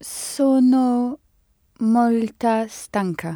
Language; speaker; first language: Italian; non-native, learner; French